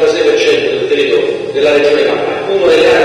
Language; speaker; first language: Italian; native; Italian